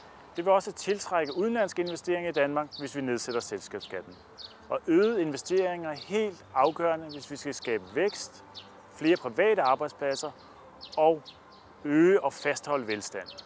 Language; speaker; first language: Danish; native; Danish